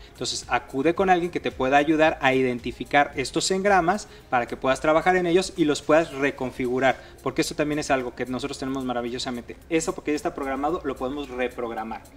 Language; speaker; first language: Spanish; native; Spanish